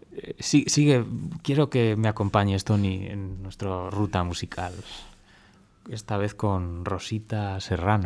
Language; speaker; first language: Spanish; native; Spanish